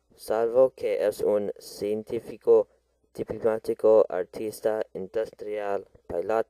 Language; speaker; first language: Spanish; non-native, learner; English